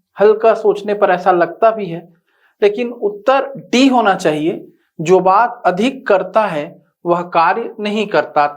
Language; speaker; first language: Hindi; native; Hindi